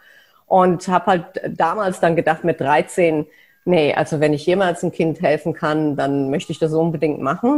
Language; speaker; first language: German; native; German